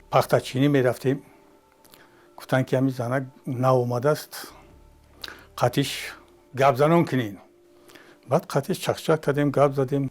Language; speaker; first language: Tajik; native; Tajik